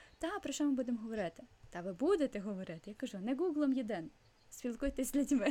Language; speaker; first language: Ukrainian; non-native, local second language; Russian